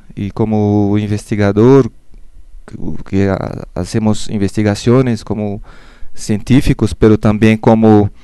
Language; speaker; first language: Spanish; non-native, learner; Portuguese